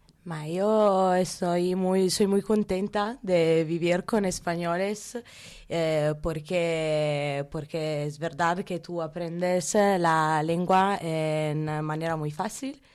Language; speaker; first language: Spanish; non-native, learner; Italian